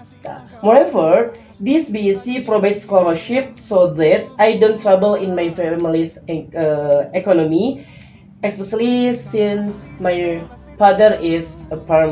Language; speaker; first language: English; non-native, learner; Indonesian